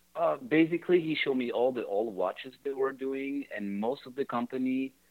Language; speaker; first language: English; non-native, fluent; French